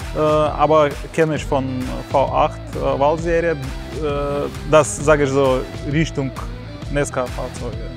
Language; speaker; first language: German; non-native, learner; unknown